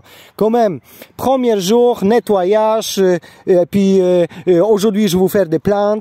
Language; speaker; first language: French; non-native, learner; Polish